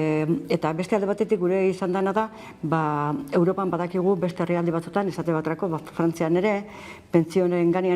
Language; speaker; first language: Basque; native; Basque